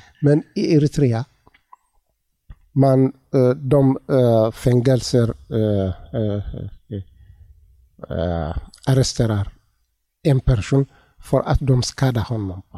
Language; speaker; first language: Swedish; non-native, learner; Tigrinya